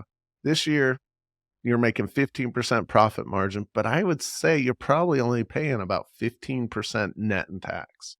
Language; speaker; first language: English; native; English